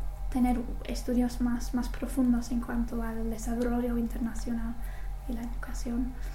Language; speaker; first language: Spanish; non-native, fluent; English